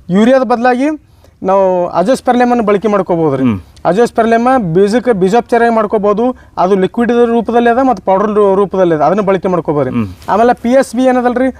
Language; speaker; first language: Kannada; non-native, local second language; Marathi